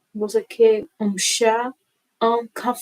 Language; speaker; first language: Portuguese; non-native, learner; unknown